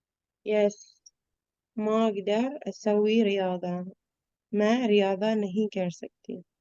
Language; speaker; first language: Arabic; non-native, fluent; Urdu